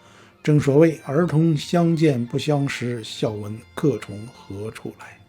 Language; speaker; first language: Chinese; native; Chinese